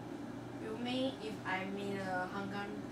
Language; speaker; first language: English; non-native, learner; Chinese